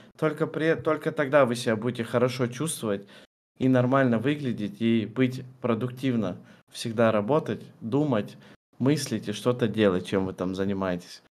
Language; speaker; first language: Russian; native; Russian